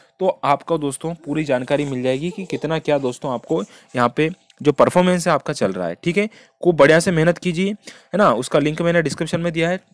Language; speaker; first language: Hindi; native; Hindi